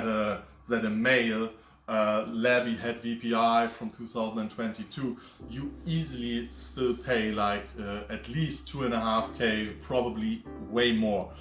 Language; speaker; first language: English; non-native, fluent; German